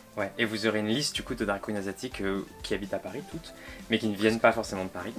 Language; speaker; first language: French; native; French